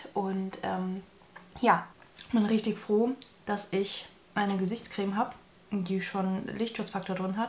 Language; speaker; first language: German; native; German